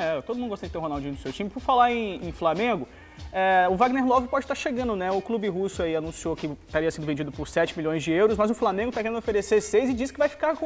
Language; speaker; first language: Portuguese; native; Portuguese